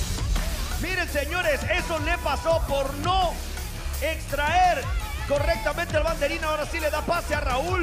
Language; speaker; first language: Spanish; native; Spanish